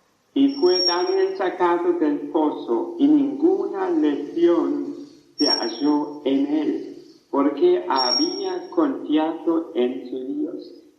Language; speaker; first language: Spanish; non-native, fluent; German